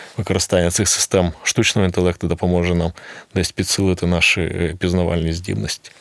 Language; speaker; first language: Ukrainian; non-native, local second language; Russian